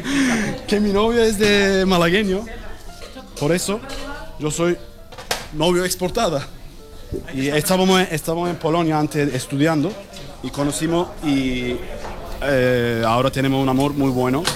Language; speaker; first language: Spanish; non-native, learner; Turkish